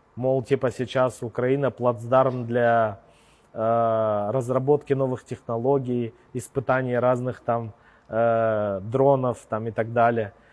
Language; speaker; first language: Russian; native; Russian